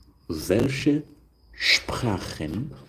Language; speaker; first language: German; non-native, learner; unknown